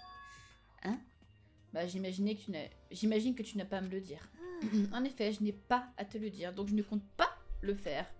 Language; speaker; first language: French; native; French